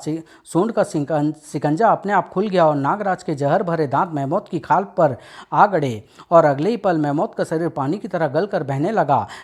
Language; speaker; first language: Hindi; native; Hindi